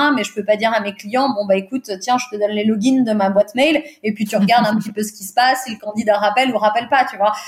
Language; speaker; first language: French; early bilingual, other home language; Portuguese